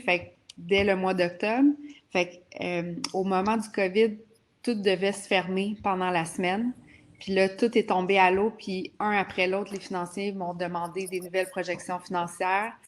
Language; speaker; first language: French; native; French